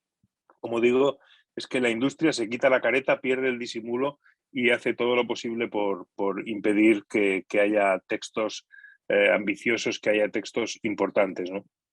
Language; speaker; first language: Spanish; native; Spanish